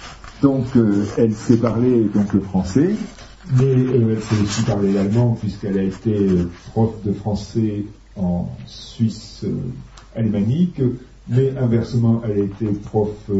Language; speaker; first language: French; native; French